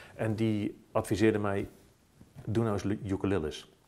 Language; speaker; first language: Dutch; native; Dutch